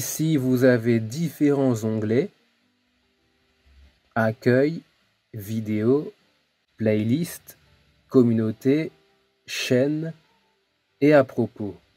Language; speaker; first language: French; native; French